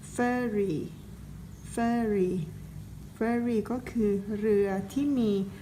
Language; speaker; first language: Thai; non-native, local second language; Pattani Malay